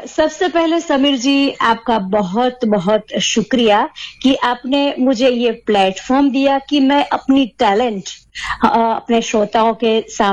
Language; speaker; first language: Hindi; non-native, local second language; Gujarati